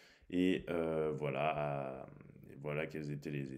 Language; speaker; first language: French; native; French